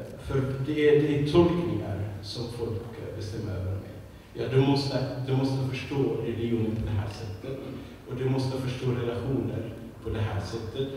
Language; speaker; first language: Swedish; non-native, fluent; Arabic